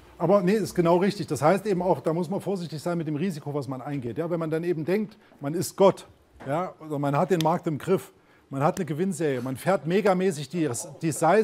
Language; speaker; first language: German; native; German